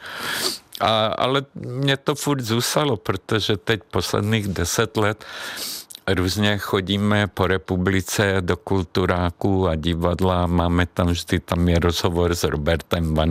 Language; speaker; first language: Czech; non-native, fluent; Hungarian